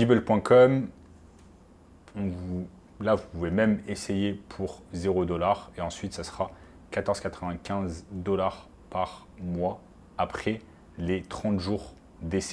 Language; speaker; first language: French; native; French